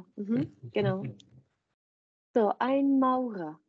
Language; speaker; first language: German; non-native, fluent; Czech